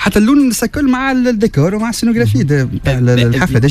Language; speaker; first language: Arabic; native; Arabic